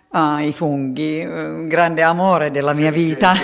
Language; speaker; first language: Italian; non-native, fluent; Finnish